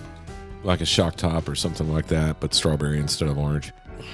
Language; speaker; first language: English; native; English